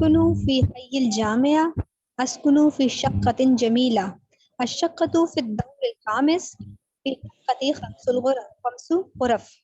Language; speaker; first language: Arabic; non-native, learner; Urdu